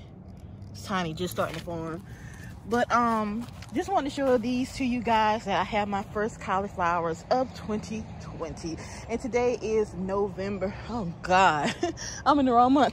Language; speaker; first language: English; native; English